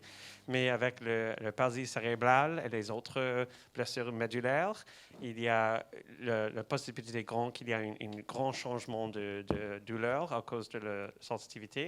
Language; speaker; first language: French; non-native, fluent; English